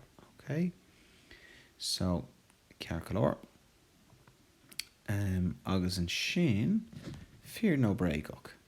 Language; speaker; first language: Irish; non-native, local second language; English